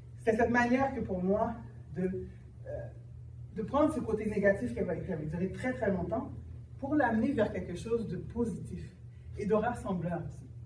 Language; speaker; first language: French; early bilingual, other home language; Haitian Creole